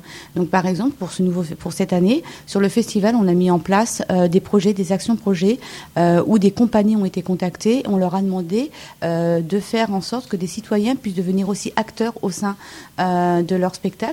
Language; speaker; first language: French; native; French